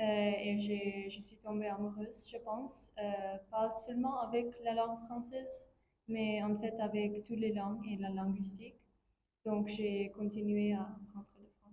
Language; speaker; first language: French; non-native, fluent; English